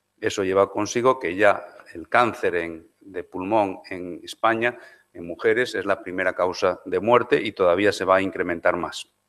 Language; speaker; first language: Spanish; non-native, local second language; Galician